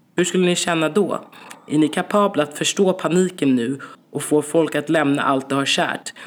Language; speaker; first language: Swedish; native; Swedish